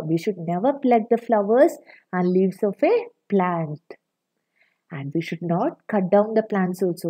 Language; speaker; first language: English; non-native, local second language; Malayalam